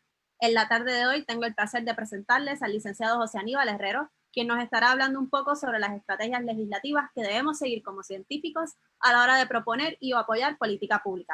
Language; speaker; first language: Spanish; native; Spanish